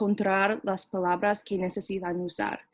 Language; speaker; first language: Spanish; non-native, fluent; English